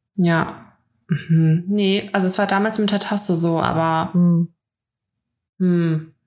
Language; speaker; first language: German; early bilingual, other home language; Russian